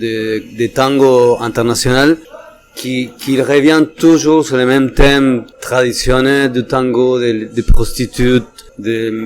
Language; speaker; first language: French; non-native, fluent; Spanish